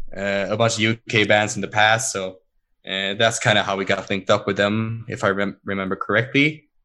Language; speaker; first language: English; non-native, fluent; Swedish